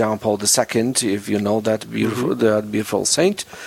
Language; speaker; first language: English; non-native, fluent; Polish